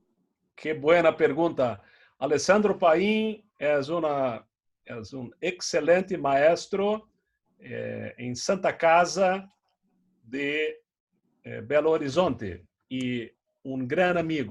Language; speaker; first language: Spanish; non-native, fluent; Portuguese